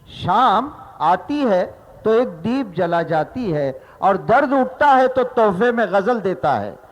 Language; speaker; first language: Hindi; non-native, local second language; Marathi